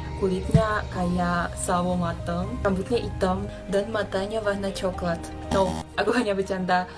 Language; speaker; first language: Indonesian; non-native, fluent; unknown